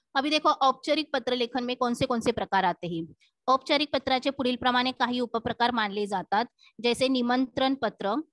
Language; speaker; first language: Hindi; non-native, local second language; Marathi